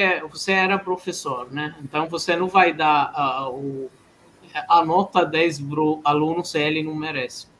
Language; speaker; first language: Portuguese; non-native, fluent; Arabic